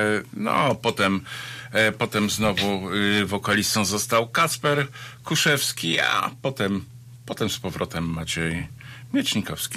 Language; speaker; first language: Polish; native; Polish